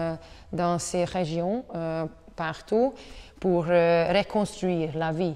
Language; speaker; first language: French; non-native, learner; Hungarian